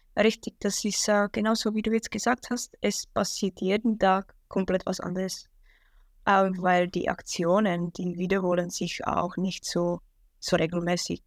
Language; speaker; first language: German; non-native, fluent; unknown